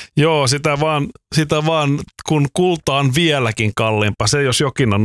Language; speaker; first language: Finnish; native; Finnish